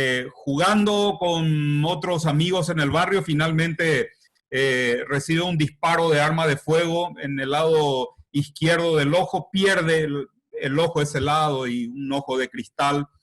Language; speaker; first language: Spanish; native; Spanish